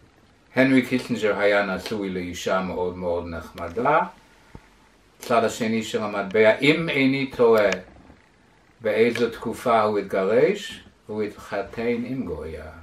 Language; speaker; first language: Hebrew; non-native, fluent; English